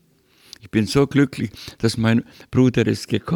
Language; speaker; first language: German; non-native, learner; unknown